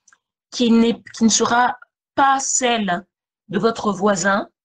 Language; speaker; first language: French; native; French